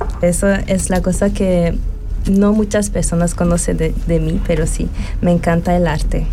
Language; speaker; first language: Spanish; early bilingual, heritage; French